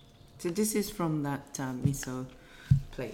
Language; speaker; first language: English; non-native, fluent; Japanese